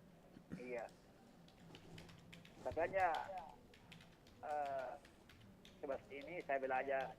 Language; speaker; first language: Indonesian; non-native, local second language; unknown